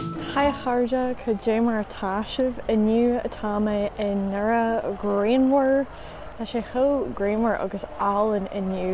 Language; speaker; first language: Irish; non-native, local second language; English